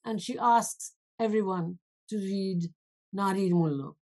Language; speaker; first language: English; non-native, local second language; Bangla